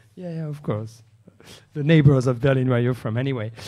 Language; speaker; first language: English; non-native, learner; French